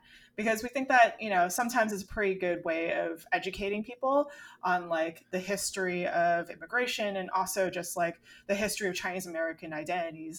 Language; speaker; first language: English; non-native, local second language; Cantonese